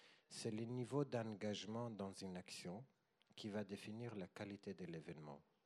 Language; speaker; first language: French; non-native, fluent; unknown